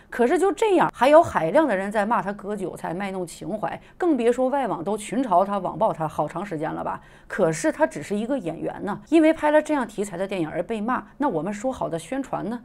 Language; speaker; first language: Chinese; native; Chinese